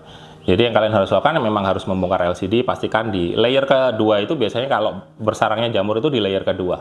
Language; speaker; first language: Indonesian; native; Indonesian